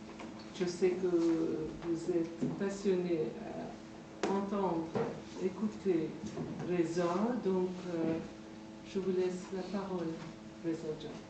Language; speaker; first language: French; non-native, fluent; Persian